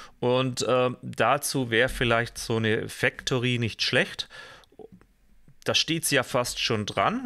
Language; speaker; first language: German; native; German